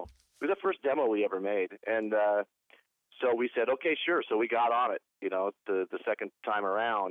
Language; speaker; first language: English; native; English